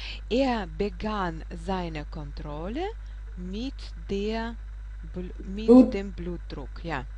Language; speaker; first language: German; non-native, fluent; Russian